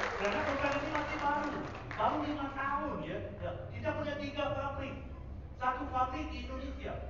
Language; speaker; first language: Indonesian; non-native, fluent; Tamil